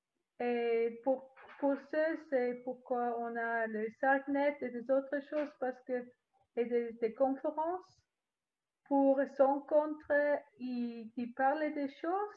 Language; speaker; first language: French; non-native, learner; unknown